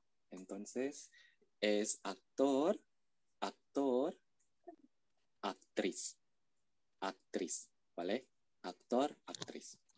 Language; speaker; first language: Spanish; non-native, fluent; Indonesian